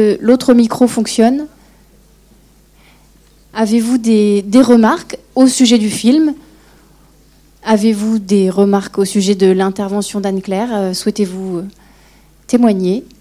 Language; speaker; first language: French; native; French